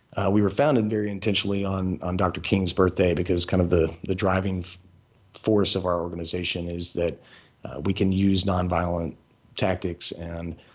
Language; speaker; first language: English; native; English